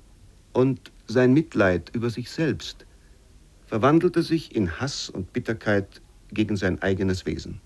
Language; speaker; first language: German; native; German